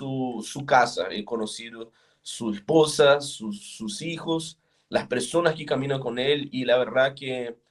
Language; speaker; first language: Spanish; non-native, fluent; Portuguese